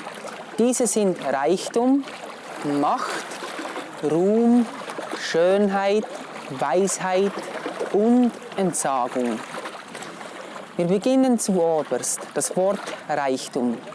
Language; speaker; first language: German; non-native, fluent; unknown